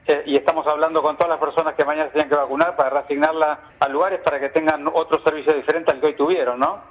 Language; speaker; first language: Spanish; native; Spanish